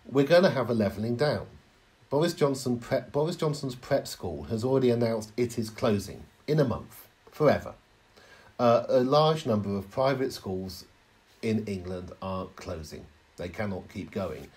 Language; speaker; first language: English; native; English